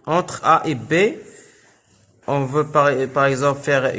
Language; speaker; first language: French; non-native, local second language; Arabic